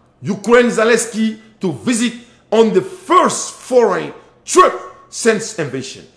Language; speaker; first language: English; non-native, learner; Bambara